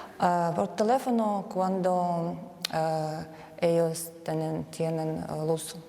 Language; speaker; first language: Spanish; non-native, learner; Ukrainian